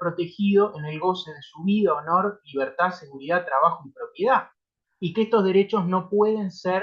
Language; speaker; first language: Spanish; native; Spanish